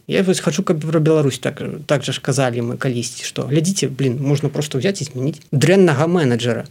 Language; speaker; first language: Belarusian; non-native, local second language; Russian